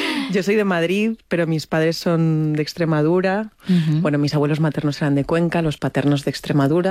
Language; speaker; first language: Spanish; native; Spanish